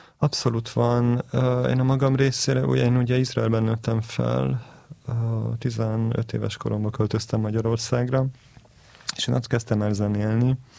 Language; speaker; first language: Hungarian; early bilingual, heritage; Hungarian